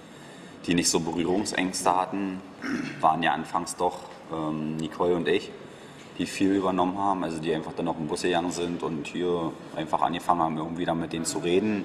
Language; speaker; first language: German; native; German